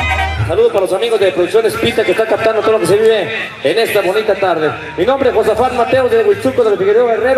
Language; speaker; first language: Spanish; native; Spanish